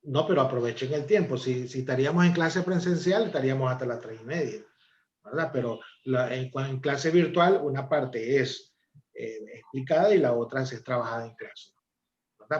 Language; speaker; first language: Spanish; native; Spanish